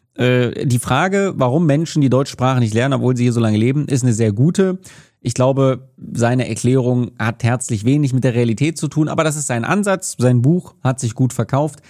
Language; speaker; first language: German; native; German